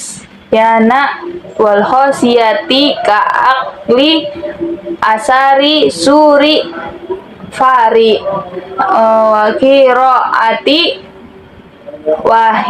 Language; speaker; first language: Arabic; non-native, learner; Indonesian